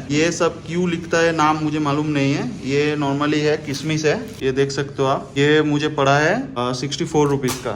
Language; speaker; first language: Hindi; non-native, local second language; Bangla